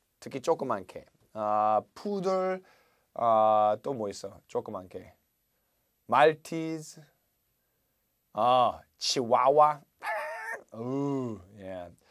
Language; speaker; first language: Korean; non-native, fluent; English